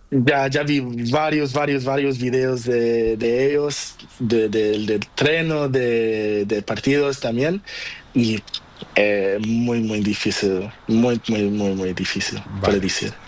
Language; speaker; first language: Spanish; non-native, learner; Portuguese